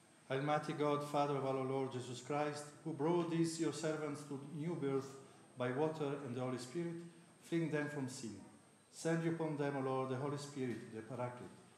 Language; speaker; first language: English; non-native, fluent; Italian